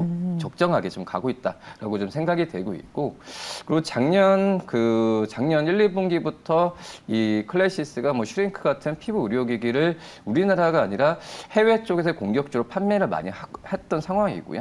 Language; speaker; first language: Korean; native; Korean